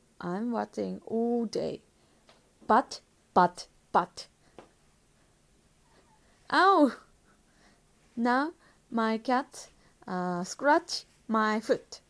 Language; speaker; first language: English; non-native, learner; Japanese